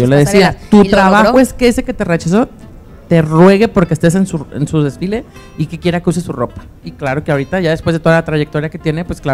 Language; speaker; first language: Spanish; native; Spanish